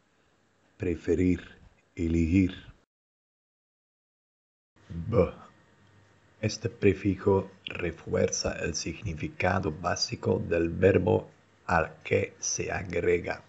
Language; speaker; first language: Spanish; non-native, fluent; Dutch